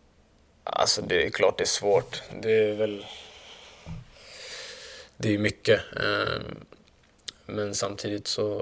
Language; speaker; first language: Swedish; early bilingual, other home language; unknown